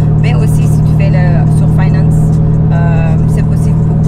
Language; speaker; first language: French; non-native, learner; English